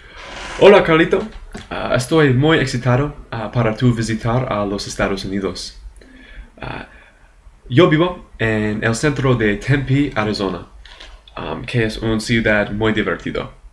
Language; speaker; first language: Spanish; non-native, learner; English